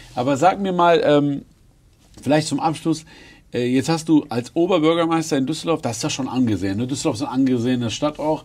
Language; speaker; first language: German; early bilingual, other home language; Persian